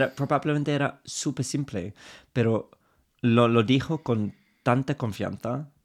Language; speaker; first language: Spanish; non-native, fluent; English